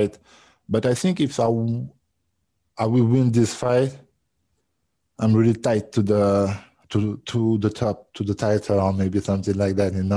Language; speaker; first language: English; non-native, learner; French